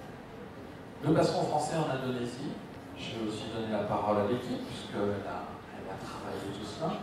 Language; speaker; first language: French; native; French